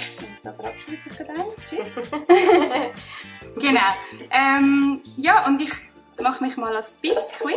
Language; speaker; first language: German; native; German